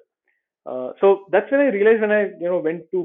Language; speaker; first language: English; non-native, local second language; Marathi